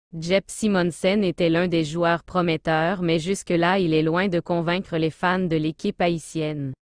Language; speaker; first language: French; non-native, local second language; Haitian Creole